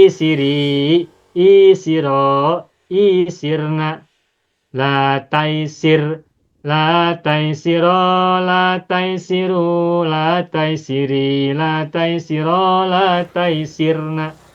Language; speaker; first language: Arabic; non-native, fluent; Indonesian